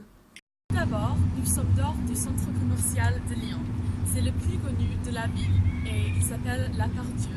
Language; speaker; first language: French; non-native, fluent; English